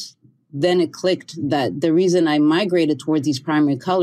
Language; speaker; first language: English; native; English